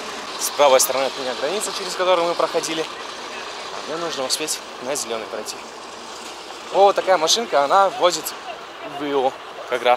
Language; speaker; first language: Russian; native; Russian